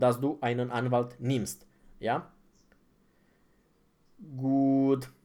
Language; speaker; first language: German; non-native, fluent; Romanian